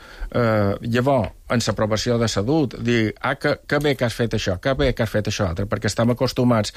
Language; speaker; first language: Catalan; native; Catalan